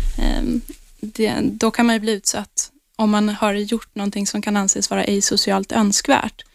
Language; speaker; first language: Swedish; native; Swedish